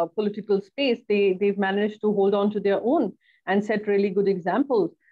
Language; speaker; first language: English; non-native, local second language; Hindi